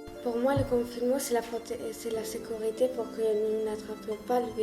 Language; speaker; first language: French; non-native, learner; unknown